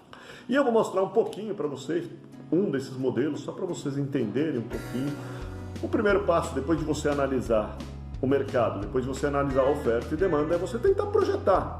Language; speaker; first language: Portuguese; native; Portuguese